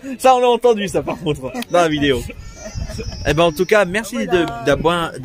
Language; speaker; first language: French; native; French